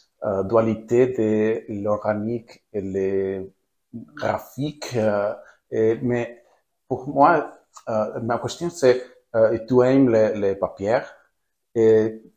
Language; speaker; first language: French; non-native, learner; Spanish